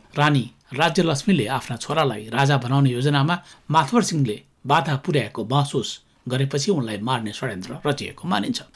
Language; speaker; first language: Nepali; native; Nepali